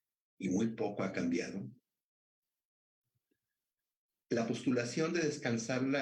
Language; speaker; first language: Spanish; native; Spanish